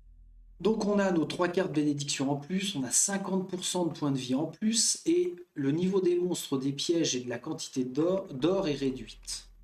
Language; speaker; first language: French; native; French